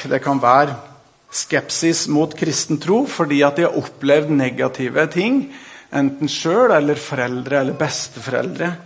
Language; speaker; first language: Norwegian; native; Norwegian